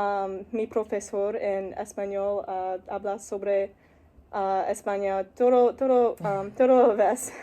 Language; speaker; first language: Spanish; non-native, learner; English